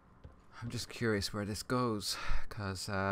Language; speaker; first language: English; native; English